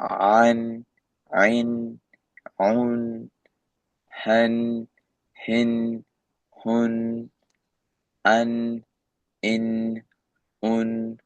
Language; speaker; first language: Arabic; non-native, learner; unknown